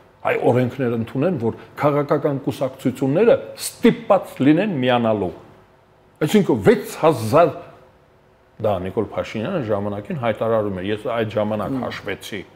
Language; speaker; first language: Armenian; native; Armenian